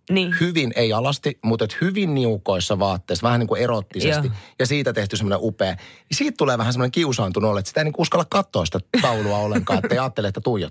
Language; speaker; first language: Finnish; native; Finnish